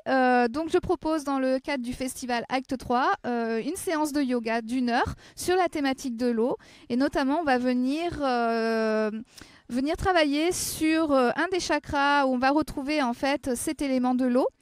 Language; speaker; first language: French; native; French